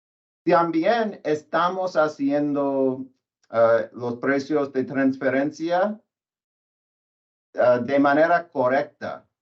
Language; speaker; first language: Spanish; non-native, learner; English